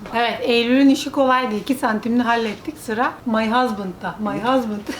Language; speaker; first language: Turkish; native; Turkish